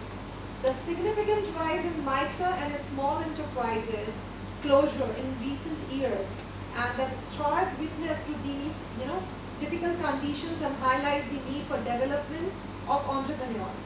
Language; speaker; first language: English; non-native, local second language; Hindi